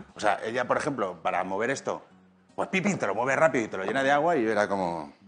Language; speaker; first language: Spanish; native; Spanish